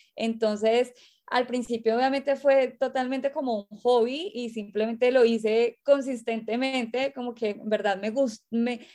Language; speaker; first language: Spanish; native; Spanish